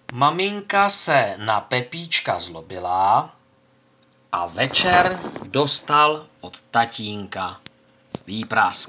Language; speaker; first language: Czech; native; Czech